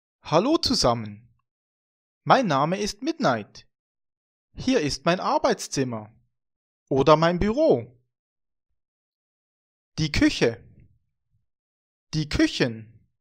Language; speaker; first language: German; non-native, fluent; Vietnamese